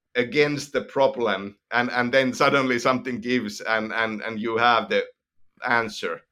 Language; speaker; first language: English; non-native, fluent; Finnish